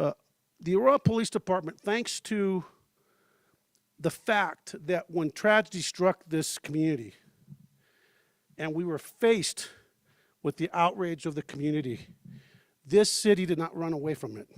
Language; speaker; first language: English; early bilingual, heritage; Spanish